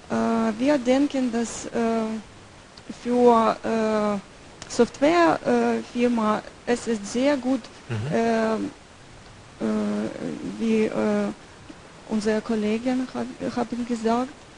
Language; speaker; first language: German; non-native, learner; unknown